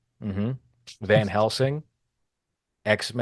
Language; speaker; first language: English; native; English